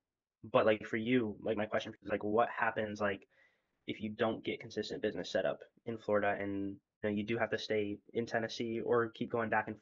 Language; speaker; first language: English; native; English